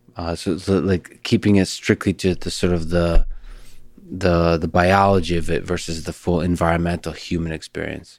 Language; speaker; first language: English; early bilingual, other home language; Russian